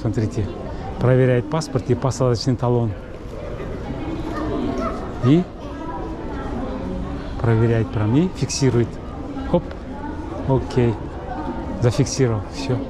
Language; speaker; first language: Russian; non-native, local second language; Kyrgyz